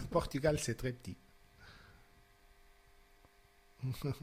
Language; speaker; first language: French; non-native, fluent; Portuguese